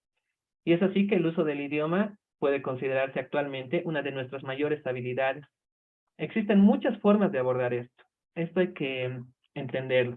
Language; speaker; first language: Spanish; native; Spanish